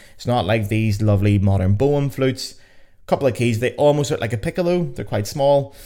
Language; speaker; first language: English; native; English